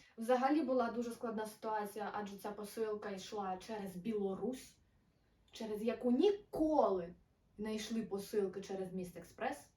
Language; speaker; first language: Ukrainian; non-native, local second language; Russian